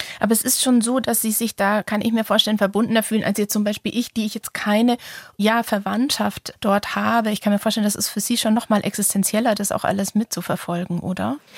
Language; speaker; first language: German; native; German